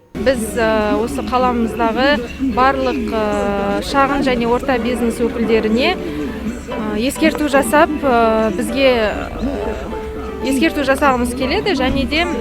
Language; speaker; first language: Kazakh; native; Kazakh